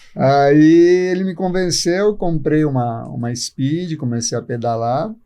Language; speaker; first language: Portuguese; early bilingual, other home language; Spanish